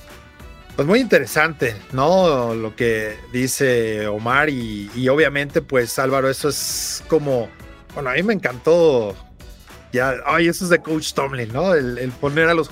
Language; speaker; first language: Spanish; native; Spanish